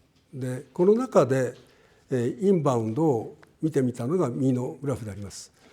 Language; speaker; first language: Japanese; native; Japanese